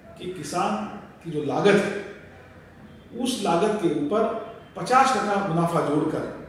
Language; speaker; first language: Hindi; non-native, local second language; Marathi